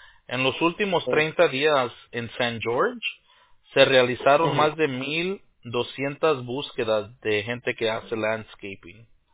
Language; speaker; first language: Spanish; early bilingual, heritage; Spanish